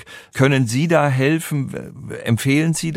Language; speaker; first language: German; native; German